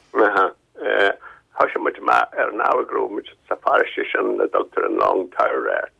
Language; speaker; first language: Irish; non-native, local second language; English